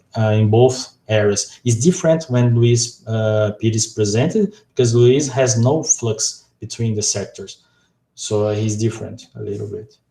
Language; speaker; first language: English; non-native, fluent; Portuguese